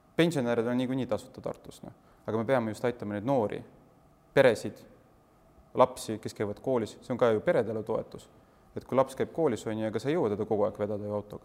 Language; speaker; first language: Estonian; non-native, local second language; Russian